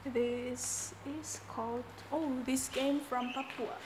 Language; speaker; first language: English; non-native, learner; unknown